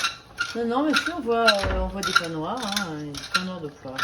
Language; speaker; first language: French; native; French